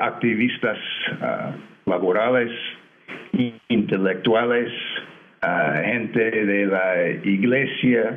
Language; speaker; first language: Spanish; non-native, fluent; English